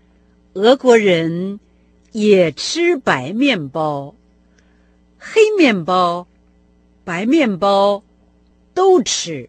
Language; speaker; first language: Chinese; non-native, fluent; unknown